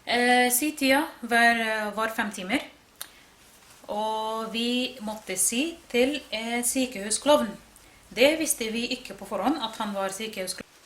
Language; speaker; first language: Norwegian; non-native, fluent; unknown